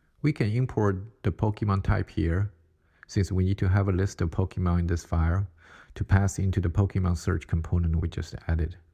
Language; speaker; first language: English; non-native, fluent; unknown